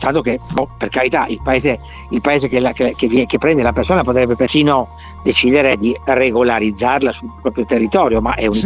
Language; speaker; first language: Italian; native; Italian